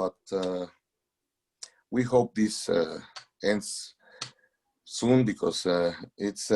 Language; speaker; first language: English; non-native, learner; Spanish